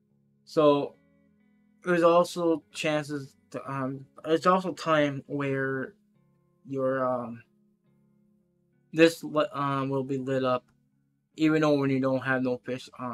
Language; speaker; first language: English; native; English